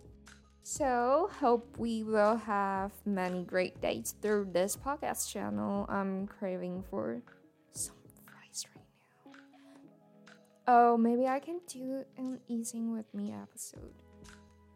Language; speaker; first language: English; non-native, fluent; Chinese